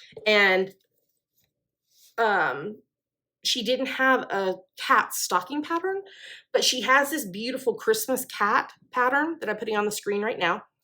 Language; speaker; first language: English; native; English